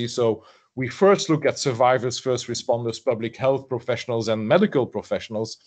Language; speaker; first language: English; non-native, fluent; French